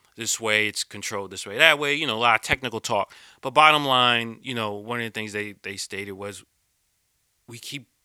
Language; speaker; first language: English; native; English